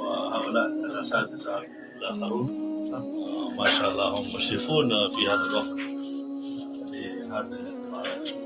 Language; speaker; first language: Arabic; non-native, fluent; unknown